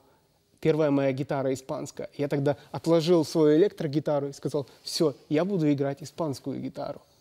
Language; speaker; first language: Russian; native; Russian